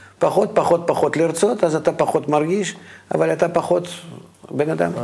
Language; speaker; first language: Hebrew; non-native, fluent; Russian